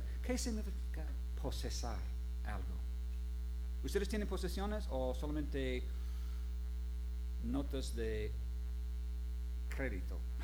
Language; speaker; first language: Spanish; non-native, fluent; English